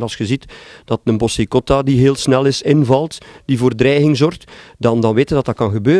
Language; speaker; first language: Dutch; native; Dutch